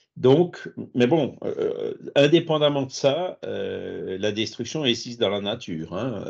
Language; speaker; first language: French; native; French